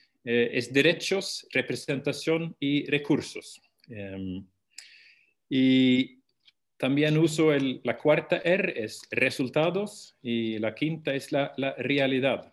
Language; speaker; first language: Spanish; non-native, fluent; Swedish